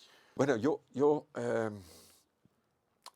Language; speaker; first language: Spanish; non-native, fluent; Dutch